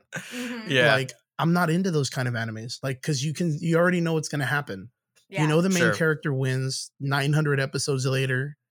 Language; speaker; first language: English; native; English